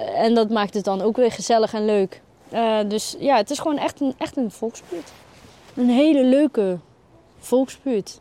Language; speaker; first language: Dutch; early bilingual, other home language; Arabic